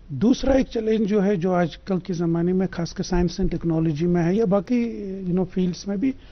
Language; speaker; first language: Hindi; non-native, local second language; Kashmiri